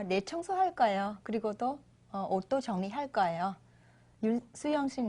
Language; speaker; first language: Korean; non-native, fluent; Vietnamese